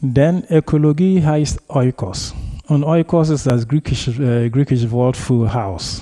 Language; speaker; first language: German; non-native, fluent; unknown